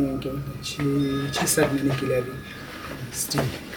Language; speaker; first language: Hindi; non-native, local second language; Ladakhi